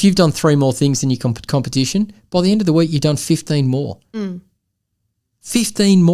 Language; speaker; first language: English; native; English